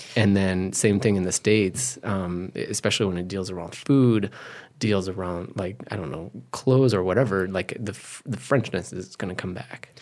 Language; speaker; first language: English; non-native, fluent; French